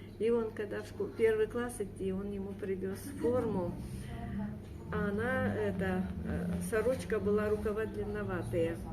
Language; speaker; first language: Russian; native; Russian